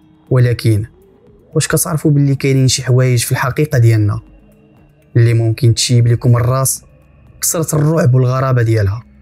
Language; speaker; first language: Arabic; native; Arabic